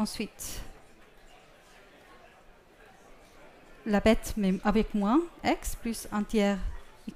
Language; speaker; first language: French; non-native, fluent; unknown